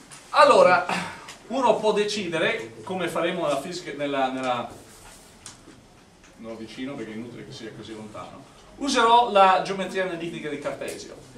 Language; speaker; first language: Italian; non-native, fluent; English